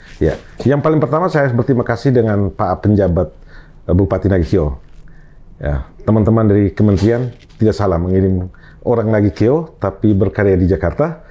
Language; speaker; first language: Indonesian; non-native, local second language; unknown